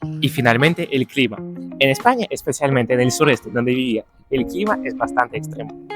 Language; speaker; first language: Spanish; non-native, fluent; Ukrainian